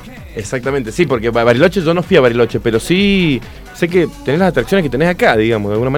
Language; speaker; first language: Spanish; native; Spanish